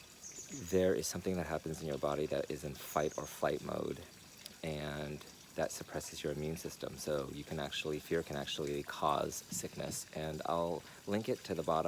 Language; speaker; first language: English; native; English